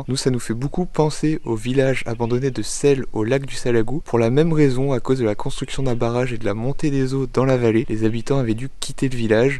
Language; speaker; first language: French; native; French